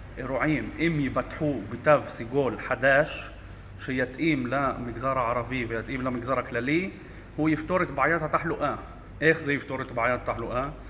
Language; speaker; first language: Hebrew; non-native, local second language; Arabic